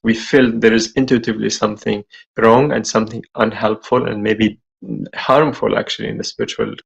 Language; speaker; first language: English; non-native, fluent; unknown